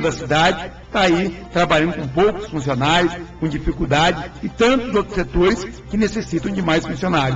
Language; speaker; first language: Portuguese; native; Portuguese